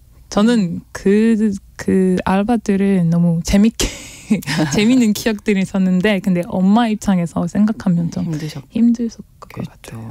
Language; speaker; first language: Korean; non-native, learner; French